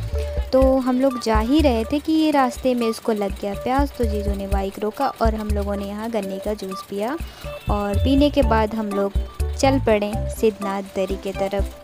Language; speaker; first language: Hindi; native; Hindi